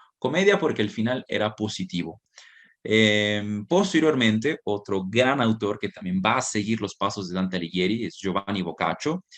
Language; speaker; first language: Spanish; native; Spanish